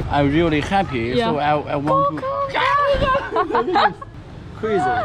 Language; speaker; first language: English; non-native, learner; Chinese